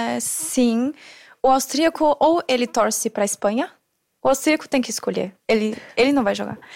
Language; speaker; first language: Portuguese; non-native, fluent; German